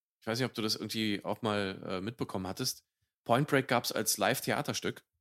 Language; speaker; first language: German; native; German